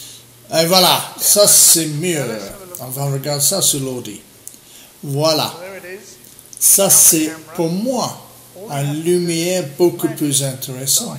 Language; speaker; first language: French; non-native, learner; English